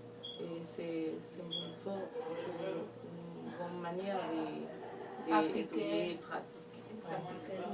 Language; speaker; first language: French; non-native, fluent; Spanish